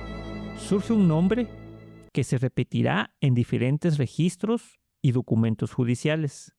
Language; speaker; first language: Spanish; native; Spanish